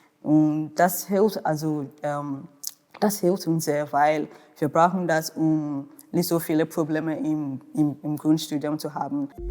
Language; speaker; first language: German; non-native, fluent; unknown